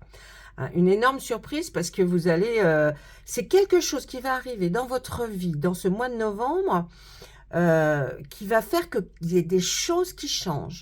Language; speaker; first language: French; native; French